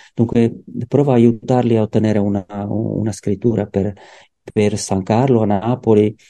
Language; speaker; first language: Italian; non-native, learner; Czech